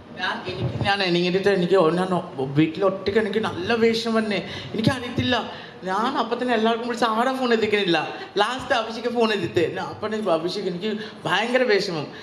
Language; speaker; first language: Malayalam; non-native, learner; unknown